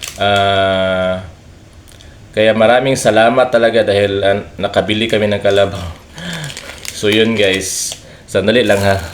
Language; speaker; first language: Filipino; non-native, local second language; Cebuano